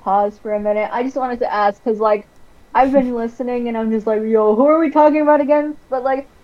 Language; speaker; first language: English; native; English